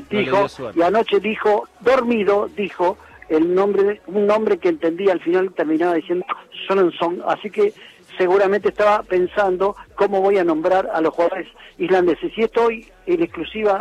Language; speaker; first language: Spanish; native; Spanish